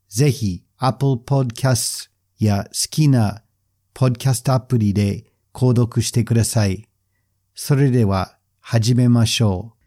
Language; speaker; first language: Japanese; non-native, fluent; English